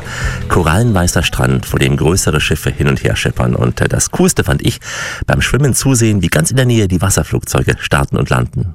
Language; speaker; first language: German; native; German